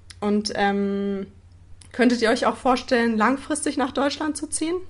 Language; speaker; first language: German; native; German